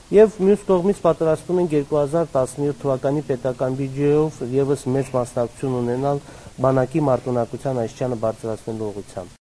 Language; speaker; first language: Armenian; native; Armenian